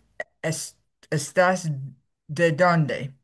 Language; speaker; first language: Spanish; non-native, learner; English